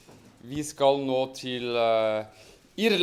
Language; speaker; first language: Norwegian; native; Norwegian